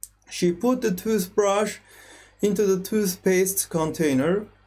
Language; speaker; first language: English; non-native, fluent; Azerbaijani